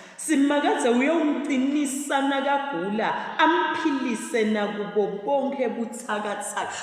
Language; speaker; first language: Zulu; non-native, local second language; Swati